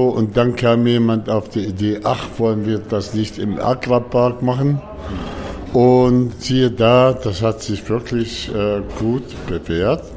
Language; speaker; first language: German; non-native, fluent; Arabic